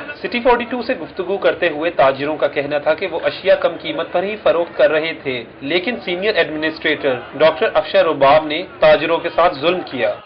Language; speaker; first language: Urdu; non-native, local second language; Punjabi